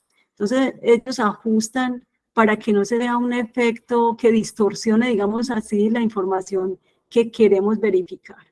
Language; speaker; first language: Spanish; native; Spanish